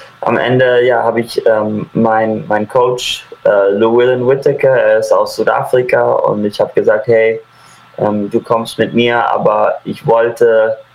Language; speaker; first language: German; early bilingual, heritage; German